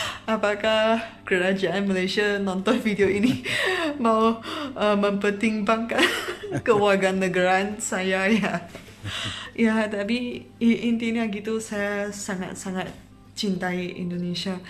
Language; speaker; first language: Indonesian; non-native, fluent; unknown